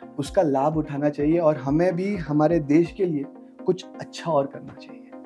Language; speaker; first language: Hindi; non-native, local second language; Marathi